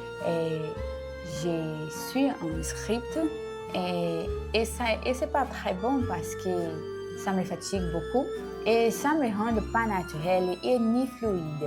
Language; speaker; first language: French; non-native, learner; Portuguese